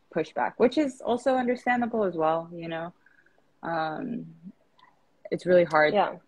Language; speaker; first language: English; non-native, fluent; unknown